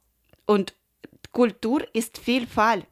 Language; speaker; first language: German; non-native, learner; Ukrainian